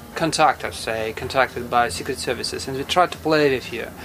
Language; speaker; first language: English; non-native, fluent; Russian